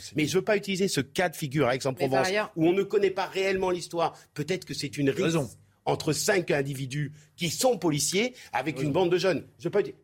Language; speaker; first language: French; native; French